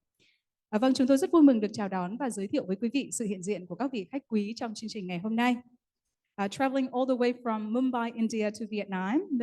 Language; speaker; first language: Vietnamese; native; Vietnamese